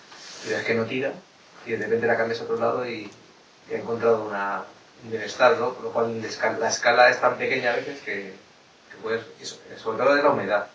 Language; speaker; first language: Spanish; native; Spanish